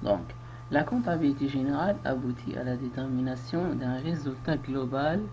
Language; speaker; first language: French; non-native, local second language; Arabic